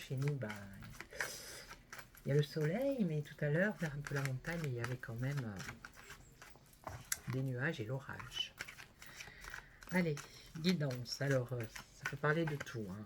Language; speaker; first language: French; native; French